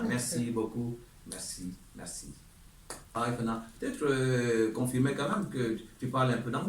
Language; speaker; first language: French; native; French